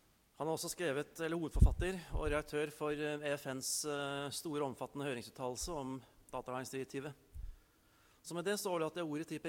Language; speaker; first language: Norwegian; native; Norwegian